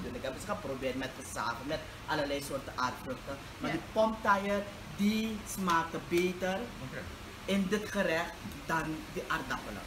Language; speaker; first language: Dutch; native; Dutch